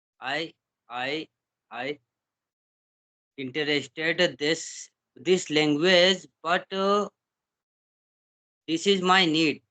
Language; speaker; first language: English; non-native, learner; Hindi